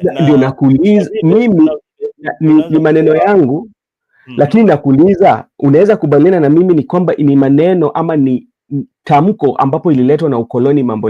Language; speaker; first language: Swahili; non-native, local second language; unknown